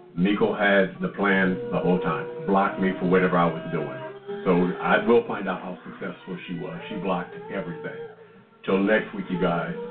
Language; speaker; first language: English; non-native, fluent; Spanish